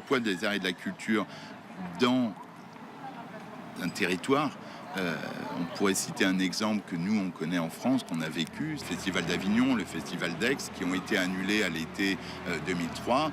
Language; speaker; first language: French; native; French